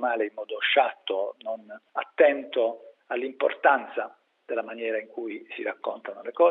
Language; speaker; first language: Italian; native; Italian